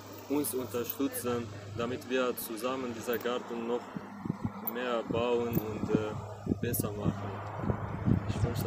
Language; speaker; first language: German; non-native, learner; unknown